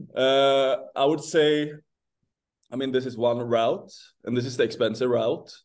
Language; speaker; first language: English; non-native, fluent; Swedish